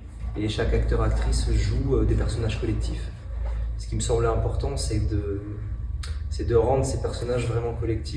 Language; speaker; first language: French; native; French